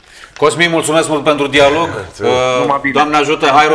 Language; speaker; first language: Romanian; native; Romanian